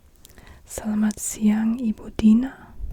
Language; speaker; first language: Indonesian; non-native, learner; German